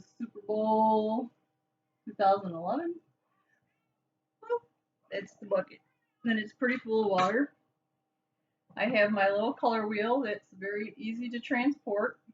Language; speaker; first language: English; native; English